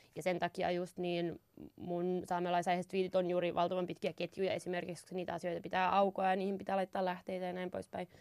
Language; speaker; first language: Finnish; native; Finnish